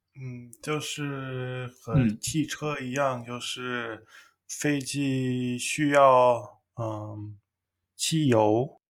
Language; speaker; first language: Chinese; non-native, fluent; English